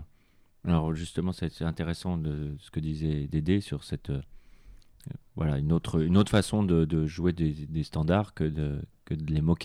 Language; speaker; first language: French; native; French